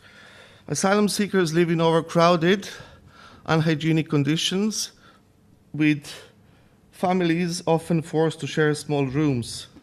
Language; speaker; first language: English; non-native, fluent; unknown